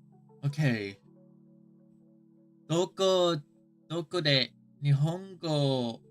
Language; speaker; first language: Japanese; non-native, learner; English